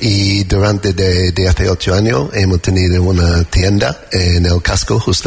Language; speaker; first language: Spanish; non-native, learner; English